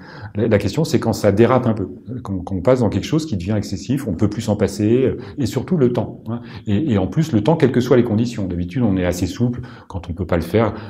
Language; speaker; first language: French; native; French